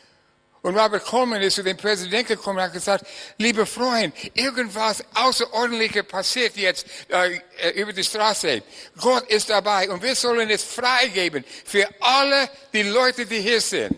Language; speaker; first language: German; non-native, fluent; English